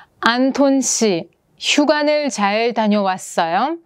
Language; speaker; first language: Korean; non-native, fluent; Russian